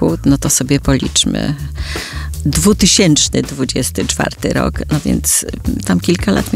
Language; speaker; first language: Polish; native; Polish